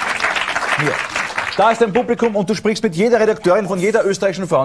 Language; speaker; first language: German; native; German